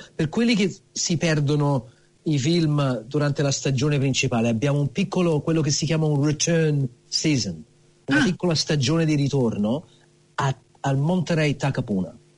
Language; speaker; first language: Italian; early bilingual, heritage; Italian